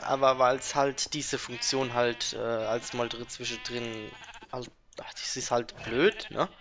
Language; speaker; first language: German; native; German